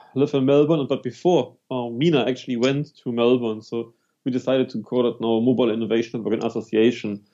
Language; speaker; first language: English; non-native, fluent; German